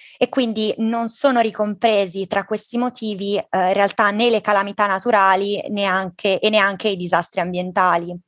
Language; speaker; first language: Italian; native; Italian